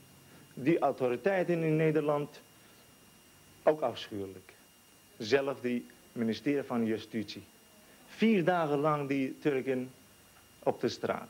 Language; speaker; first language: Dutch; non-native, learner; Turkish